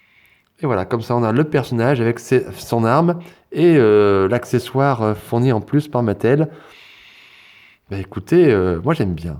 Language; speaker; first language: French; native; French